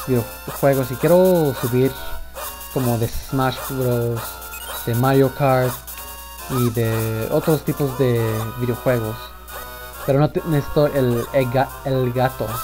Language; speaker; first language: Spanish; early bilingual, heritage; Spanish